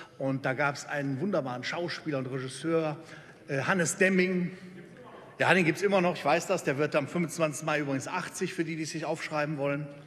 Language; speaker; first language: German; native; German